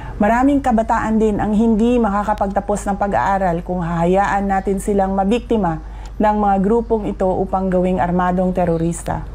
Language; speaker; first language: Filipino; non-native, local second language; Cebuano